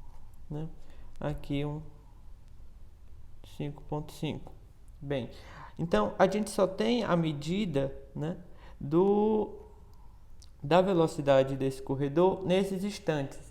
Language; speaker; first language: Portuguese; native; Portuguese